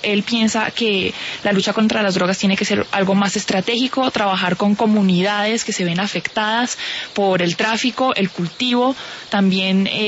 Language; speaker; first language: Spanish; native; Spanish